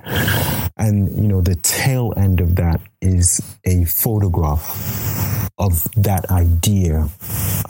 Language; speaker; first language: English; non-native, local second language; Yoruba